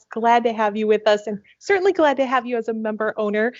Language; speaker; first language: English; native; English